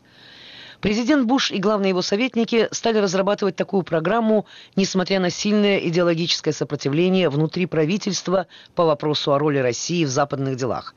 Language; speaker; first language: Russian; native; Russian